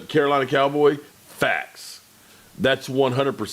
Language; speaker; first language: English; native; English